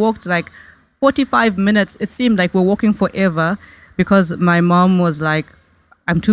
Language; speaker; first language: English; native; English